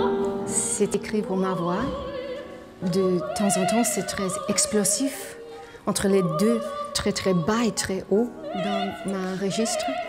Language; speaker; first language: French; non-native, learner; English